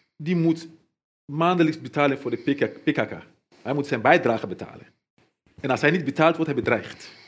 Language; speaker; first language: Dutch; non-native, fluent; Mandingo